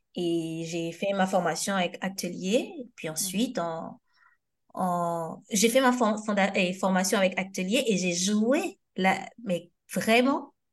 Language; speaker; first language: French; non-native, local second language; Haitian Creole